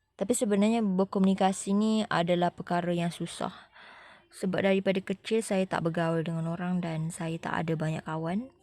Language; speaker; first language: Malay; native; Malay